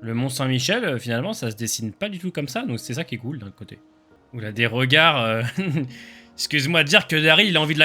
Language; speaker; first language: French; native; French